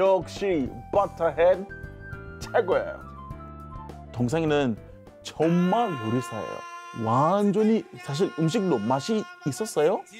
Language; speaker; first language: Korean; non-native, fluent; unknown